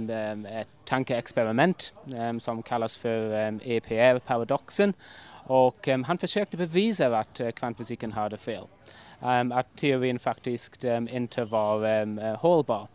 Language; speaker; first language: Swedish; non-native, fluent; English